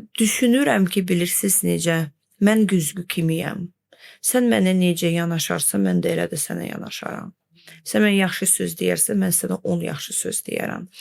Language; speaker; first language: Azerbaijani; non-native, fluent; Russian